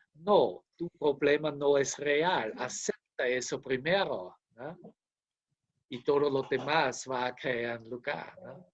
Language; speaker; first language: Spanish; non-native, fluent; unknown